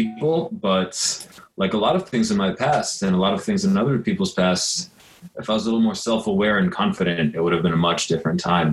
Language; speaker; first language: English; native; English